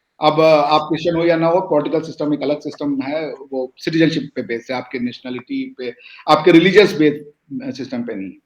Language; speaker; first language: Hindi; native; Hindi